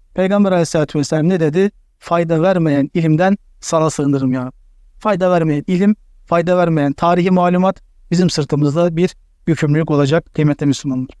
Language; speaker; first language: Turkish; native; Turkish